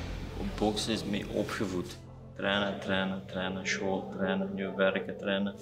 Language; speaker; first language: Dutch; non-native, learner; Armenian